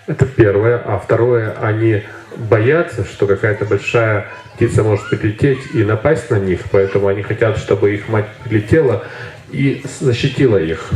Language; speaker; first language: Russian; native; Russian